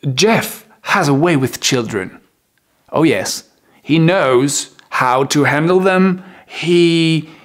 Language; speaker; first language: English; non-native, fluent; French